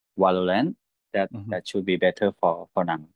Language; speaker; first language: English; non-native, learner; Thai